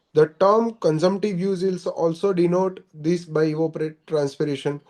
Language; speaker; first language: English; non-native, local second language; Gujarati